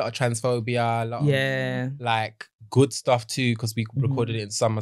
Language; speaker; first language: English; native; English